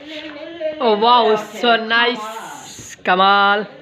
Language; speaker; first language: Hindi; native; Hindi